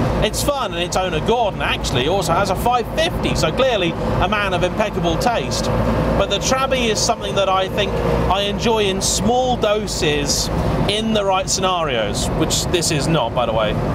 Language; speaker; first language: English; native; English